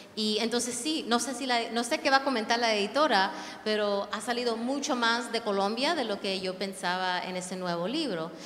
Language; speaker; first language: Spanish; early bilingual, heritage; Spanish